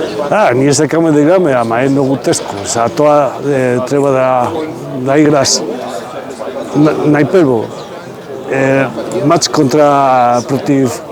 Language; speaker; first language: Macedonian; non-native, learner; Spanish